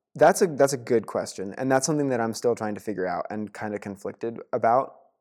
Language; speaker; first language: English; native; English